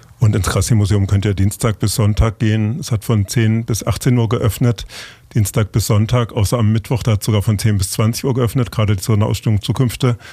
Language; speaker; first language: German; native; German